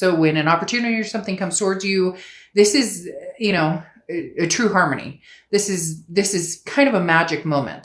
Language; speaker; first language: English; native; English